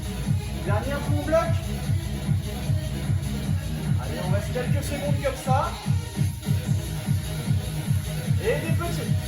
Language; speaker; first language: French; native; French